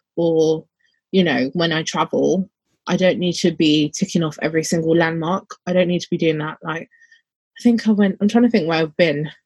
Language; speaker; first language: English; native; English